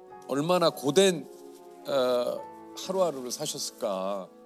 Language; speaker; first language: Korean; native; Korean